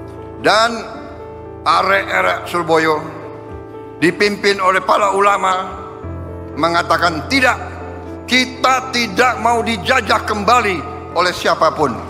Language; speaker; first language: Indonesian; native; Indonesian